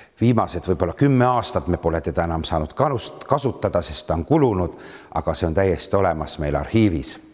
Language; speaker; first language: Estonian; native; Estonian